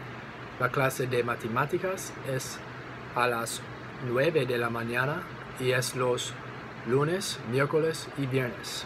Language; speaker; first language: Spanish; non-native, learner; English